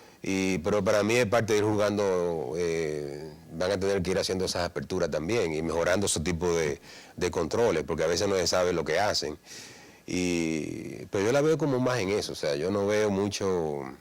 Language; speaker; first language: Spanish; native; Spanish